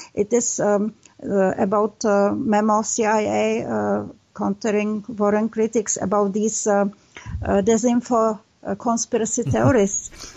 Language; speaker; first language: English; non-native, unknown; Czech